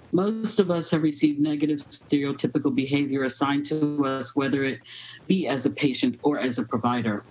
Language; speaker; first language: English; native; English